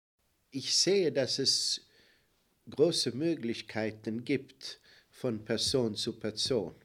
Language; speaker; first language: German; non-native, fluent; Swedish